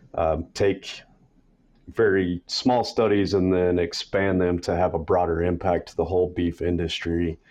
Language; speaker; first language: English; native; English